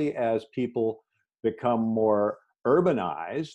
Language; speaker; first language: English; native; English